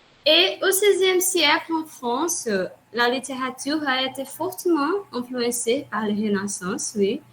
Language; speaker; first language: French; non-native, learner; Portuguese